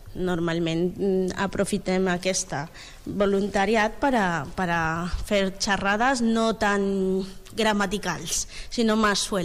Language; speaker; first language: Catalan; non-native, learner; Spanish